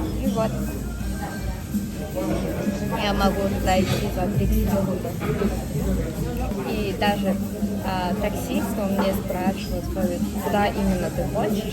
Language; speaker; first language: Russian; non-native, fluent; Korean